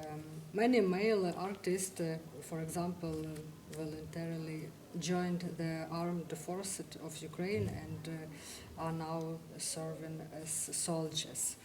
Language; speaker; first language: English; non-native, fluent; Ukrainian